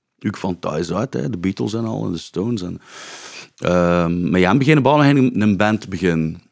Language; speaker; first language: Dutch; native; Dutch